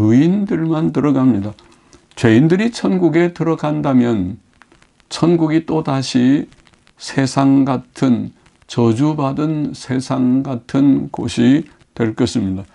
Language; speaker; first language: Korean; native; Korean